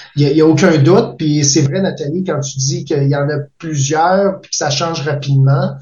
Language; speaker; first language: French; native; French